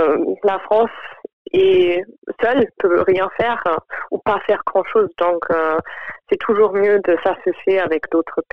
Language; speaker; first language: French; non-native, fluent; German